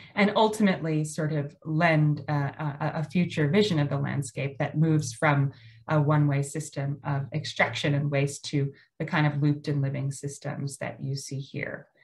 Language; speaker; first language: English; native; English